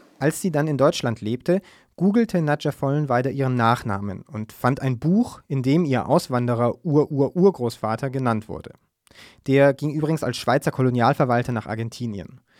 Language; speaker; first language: German; native; German